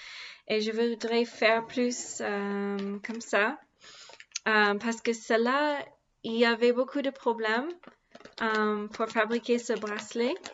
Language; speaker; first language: French; non-native, learner; English